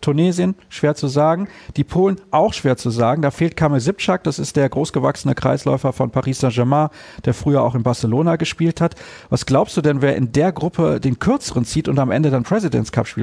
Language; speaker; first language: German; native; German